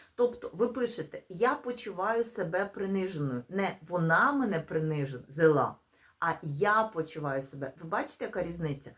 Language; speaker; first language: Ukrainian; non-native, local second language; Russian